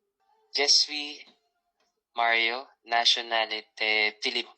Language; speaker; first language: French; non-native, learner; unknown